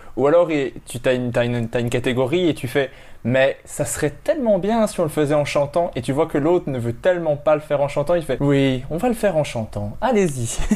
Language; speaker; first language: French; native; French